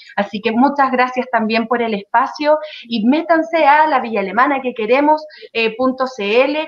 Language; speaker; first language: Spanish; native; Spanish